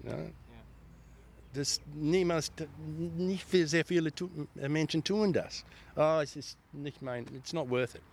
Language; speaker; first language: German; early bilingual, heritage; German